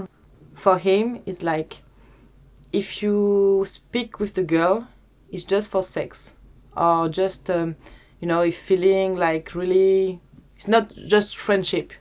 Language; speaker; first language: English; non-native, learner; French